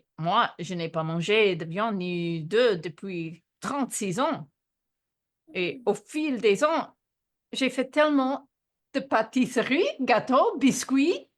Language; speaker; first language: French; non-native, fluent; English